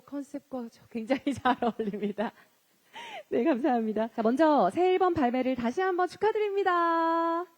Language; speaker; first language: Korean; native; Korean